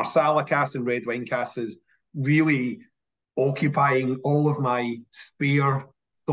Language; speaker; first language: English; native; English